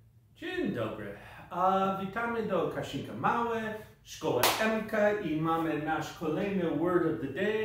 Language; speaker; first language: Polish; non-native, fluent; English